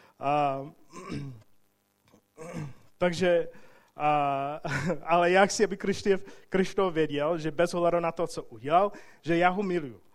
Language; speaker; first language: Czech; non-native, fluent; English